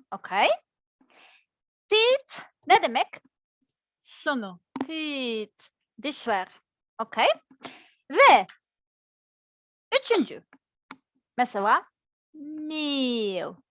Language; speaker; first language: Turkish; non-native, learner; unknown